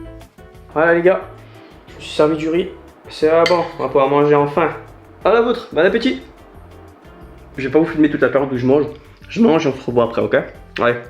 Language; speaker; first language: French; native; French